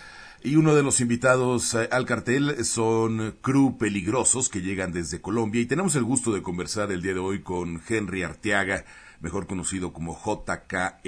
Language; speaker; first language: Spanish; native; Spanish